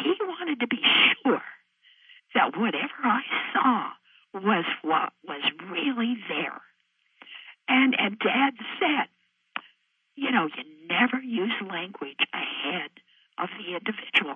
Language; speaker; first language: English; native; English